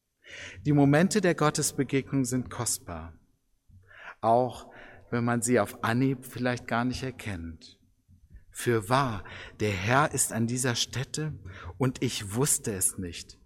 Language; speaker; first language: German; native; German